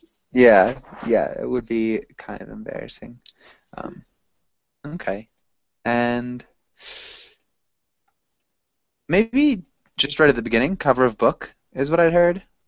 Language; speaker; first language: English; native; English